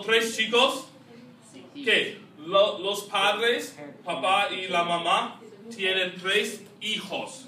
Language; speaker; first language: Spanish; non-native, fluent; English